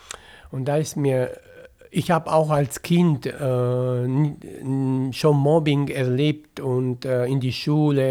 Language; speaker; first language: German; non-native, fluent; Italian